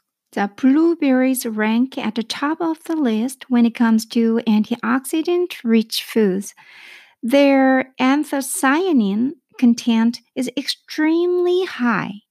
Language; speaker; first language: English; non-native, fluent; Korean